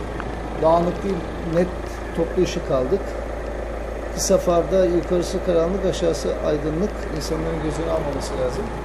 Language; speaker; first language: Turkish; native; Turkish